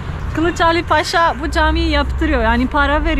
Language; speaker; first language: Turkish; non-native, fluent; Slovenian